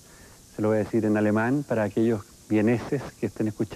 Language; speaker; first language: Spanish; native; Spanish